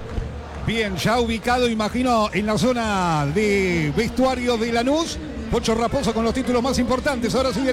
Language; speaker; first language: Spanish; native; Spanish